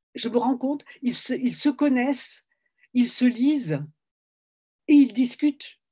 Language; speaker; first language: French; native; French